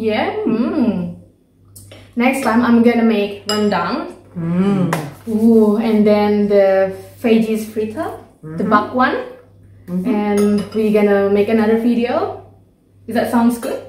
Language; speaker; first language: English; non-native, learner; Indonesian